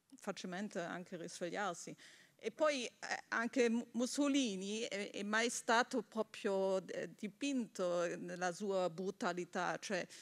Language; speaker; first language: Italian; non-native, fluent; German